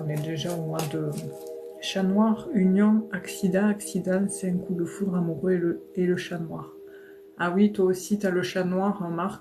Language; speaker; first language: French; native; French